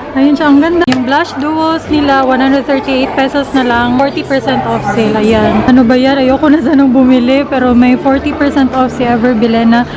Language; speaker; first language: Filipino; non-native, local second language; Cebuano